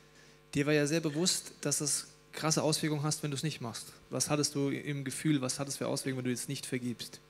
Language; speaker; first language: German; native; German